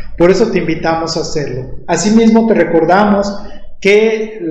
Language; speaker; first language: Spanish; native; Spanish